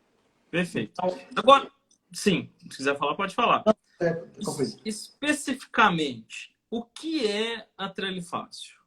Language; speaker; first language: Portuguese; native; Portuguese